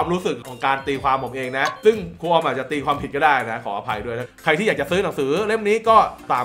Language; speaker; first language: Thai; native; Thai